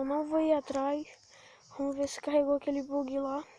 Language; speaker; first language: Portuguese; native; Portuguese